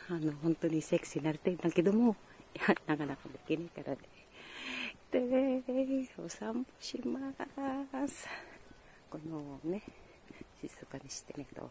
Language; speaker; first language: Japanese; non-native, learner; Filipino